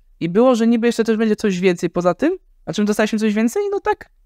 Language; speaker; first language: Polish; native; Polish